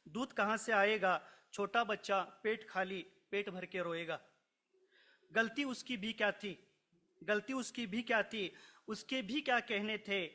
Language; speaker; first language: Hindi; non-native, local second language; Marathi